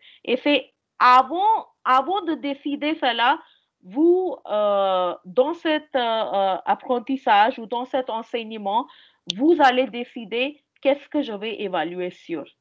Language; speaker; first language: French; non-native, fluent; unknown